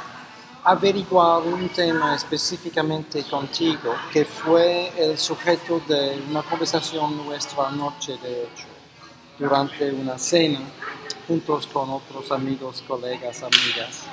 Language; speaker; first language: Spanish; non-native, fluent; English